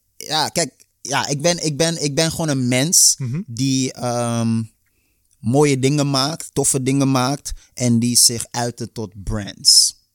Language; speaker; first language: Dutch; early bilingual, other home language; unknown